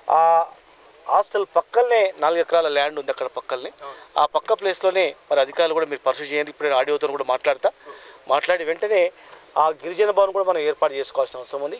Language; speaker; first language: Telugu; native; Telugu